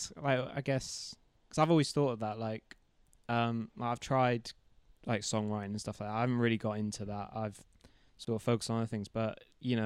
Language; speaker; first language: English; native; English